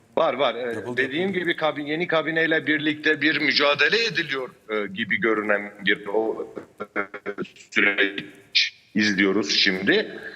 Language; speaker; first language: Turkish; native; Turkish